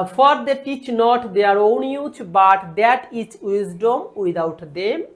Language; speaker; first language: English; non-native, local second language; Bangla